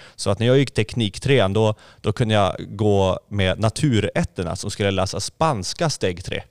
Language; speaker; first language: Swedish; native; Swedish